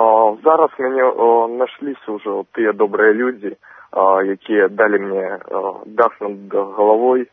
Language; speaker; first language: Belarusian; non-native, local second language; Russian